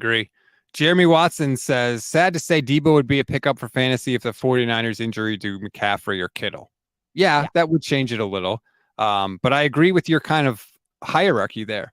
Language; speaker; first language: English; native; English